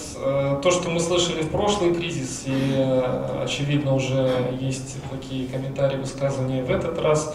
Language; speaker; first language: Russian; native; Russian